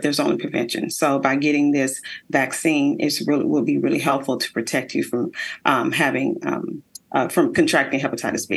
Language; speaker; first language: English; native; English